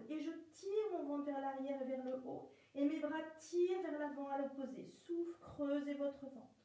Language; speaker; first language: French; native; French